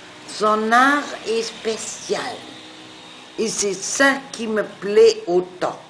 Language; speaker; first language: French; non-native, fluent; German